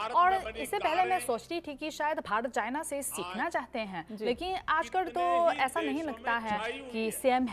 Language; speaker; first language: Hindi; non-native, fluent; Chinese